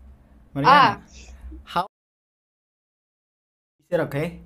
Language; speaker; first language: English; non-native, learner; Indonesian